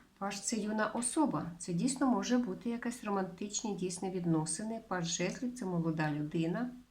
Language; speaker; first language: Ukrainian; non-native, local second language; Russian